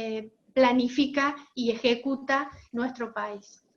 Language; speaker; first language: Spanish; native; Spanish